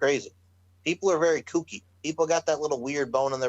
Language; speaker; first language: English; native; English